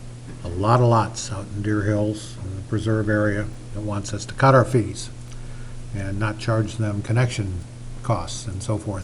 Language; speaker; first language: English; native; English